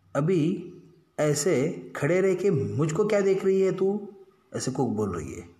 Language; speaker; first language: Hindi; non-native, local second language; Marathi